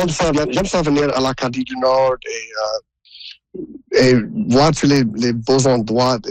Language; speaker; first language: French; non-native, local second language; English